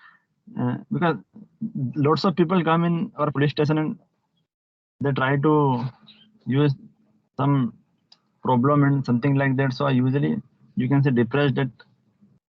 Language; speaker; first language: English; non-native, local second language; Hindi